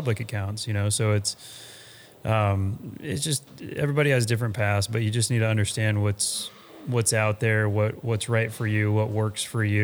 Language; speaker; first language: English; native; English